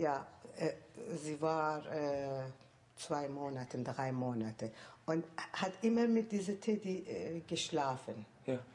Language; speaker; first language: German; non-native, learner; Persian